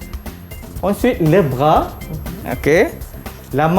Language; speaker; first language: French; non-native, fluent; Malay